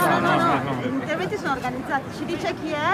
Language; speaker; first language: Italian; native; Italian